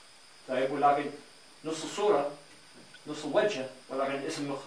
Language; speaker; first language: Arabic; non-native, learner; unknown